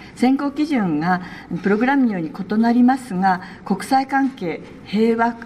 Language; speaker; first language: Japanese; native; Japanese